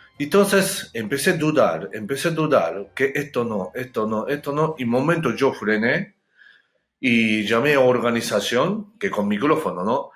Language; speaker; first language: Spanish; non-native, learner; Japanese